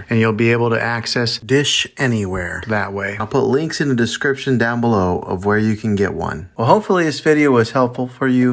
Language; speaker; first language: English; native; English